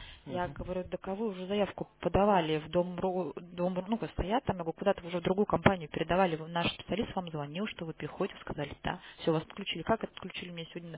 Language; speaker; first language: Russian; native; Russian